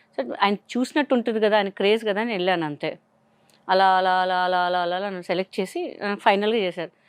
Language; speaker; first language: Telugu; non-native, local second language; Hindi